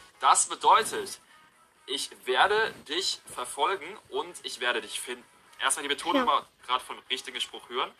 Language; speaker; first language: German; native; German